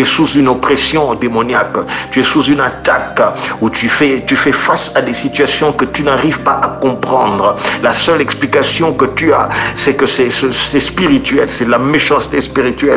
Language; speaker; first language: French; native; French